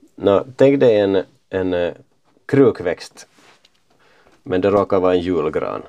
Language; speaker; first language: Swedish; native; Swedish